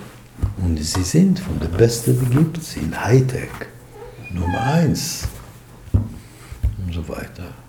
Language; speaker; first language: German; non-native, fluent; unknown